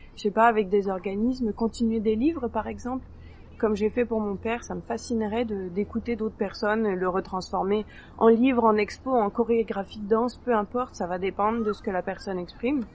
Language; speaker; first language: French; native; French